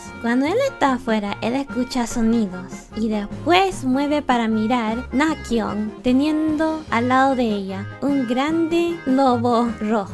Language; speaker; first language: Spanish; non-native, learner; English